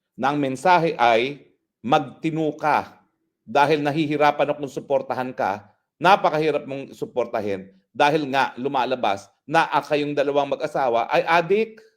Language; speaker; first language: Filipino; native; Filipino